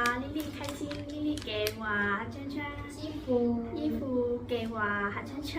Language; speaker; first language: Chinese; non-native, learner; Hmong